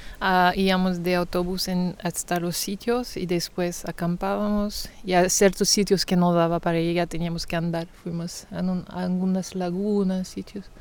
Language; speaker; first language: Spanish; non-native, fluent; French